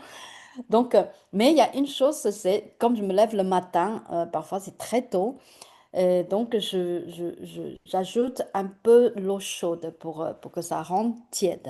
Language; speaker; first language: French; non-native, fluent; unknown